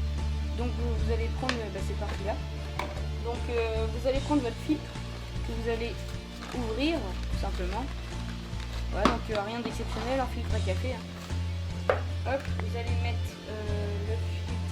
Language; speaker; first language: French; native; French